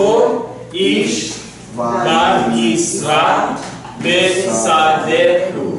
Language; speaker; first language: Hebrew; non-native, learner; English